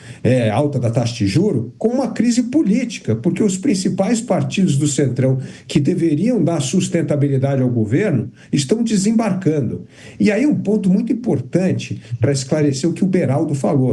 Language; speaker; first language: Portuguese; native; Portuguese